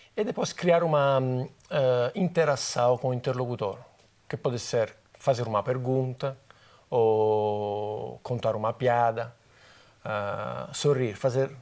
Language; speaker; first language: Portuguese; non-native, fluent; Italian